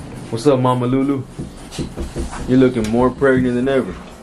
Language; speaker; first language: English; early bilingual, other home language; Spanish